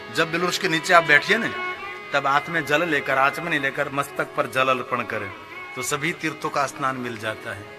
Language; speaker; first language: Hindi; non-native, local second language; Gujarati